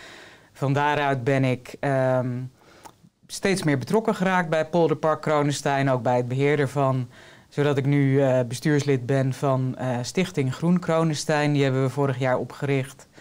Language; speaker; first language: Dutch; native; Dutch